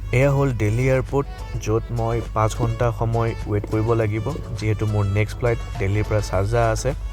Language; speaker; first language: Assamese; native; Assamese